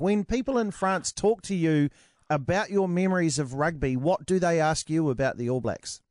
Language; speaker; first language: English; native; English